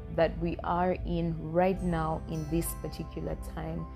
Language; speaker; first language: English; non-native, local second language; Acoli